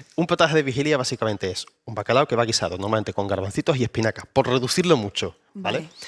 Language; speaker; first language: Spanish; native; Spanish